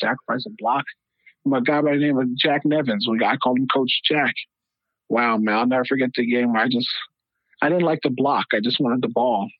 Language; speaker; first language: English; native; English